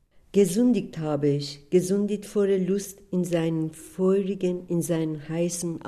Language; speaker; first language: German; non-native, fluent; Persian